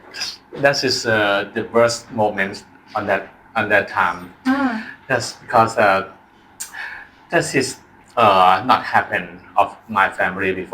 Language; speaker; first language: English; non-native, learner; Thai